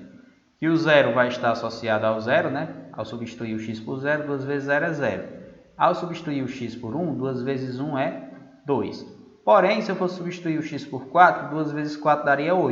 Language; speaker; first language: Portuguese; native; Portuguese